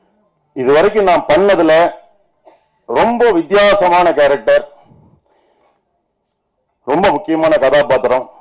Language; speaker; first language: Tamil; native; Tamil